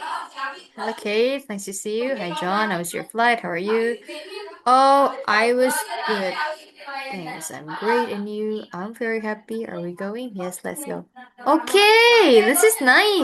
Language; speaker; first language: English; non-native, fluent; Indonesian